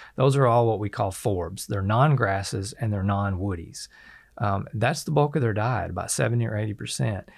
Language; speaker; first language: English; native; English